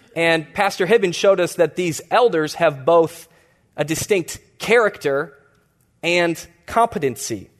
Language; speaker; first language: English; native; English